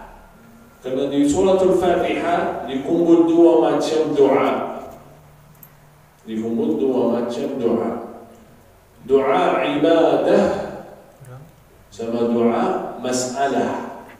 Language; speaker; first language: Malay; non-native, fluent; Arabic